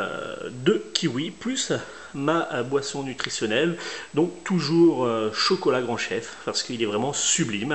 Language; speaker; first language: French; native; French